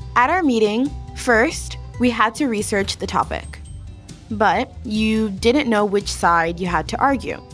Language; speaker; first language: English; native; English